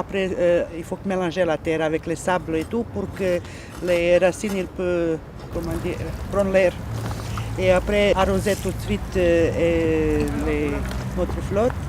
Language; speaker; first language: French; non-native, learner; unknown